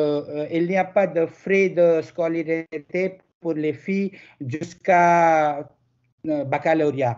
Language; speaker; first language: French; non-native, learner; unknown